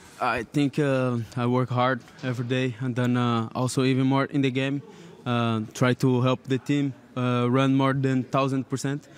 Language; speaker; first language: English; non-native, learner; Portuguese